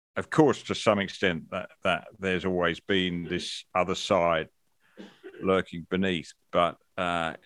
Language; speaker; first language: English; native; English